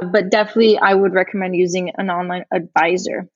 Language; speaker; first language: English; early bilingual, other home language; Portuguese